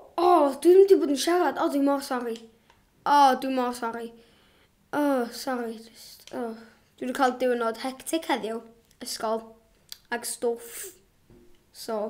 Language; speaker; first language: Welsh; non-native, local second language; English